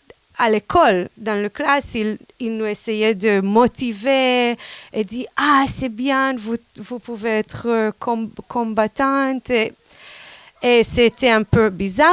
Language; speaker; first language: French; non-native, fluent; Hebrew